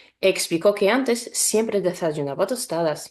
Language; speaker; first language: Spanish; non-native, fluent; Polish